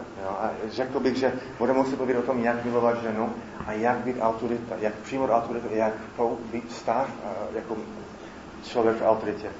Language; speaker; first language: Czech; non-native, fluent; English